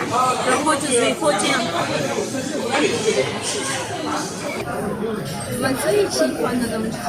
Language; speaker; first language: Chinese; non-native, learner; Urdu